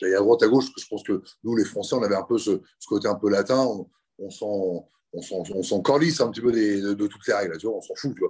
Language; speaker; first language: French; native; French